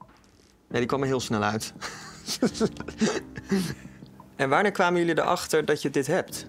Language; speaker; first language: Dutch; native; Dutch